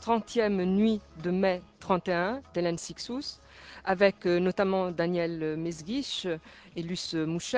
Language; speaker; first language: French; native; French